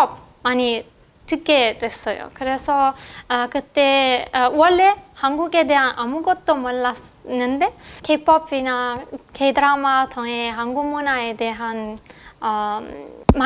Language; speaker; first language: Korean; non-native, fluent; Italian